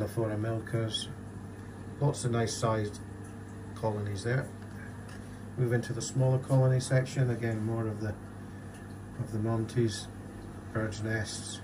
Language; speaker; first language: English; native; English